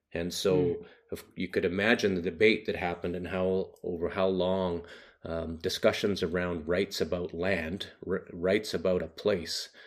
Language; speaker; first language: English; native; English